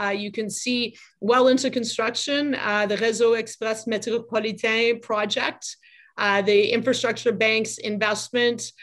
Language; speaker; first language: English; native; English